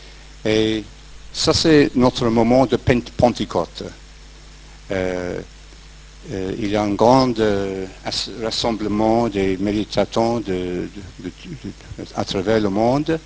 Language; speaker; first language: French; non-native, fluent; English